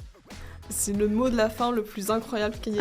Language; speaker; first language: French; native; French